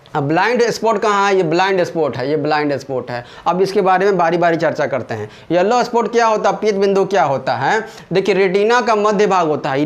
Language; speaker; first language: Hindi; native; Hindi